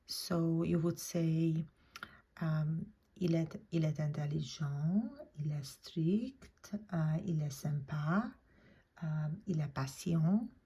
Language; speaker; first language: French; non-native, fluent; English